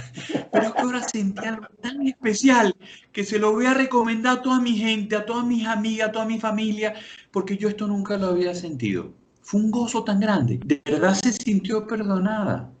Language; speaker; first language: Spanish; native; Spanish